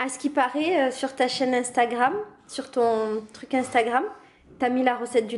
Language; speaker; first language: French; native; French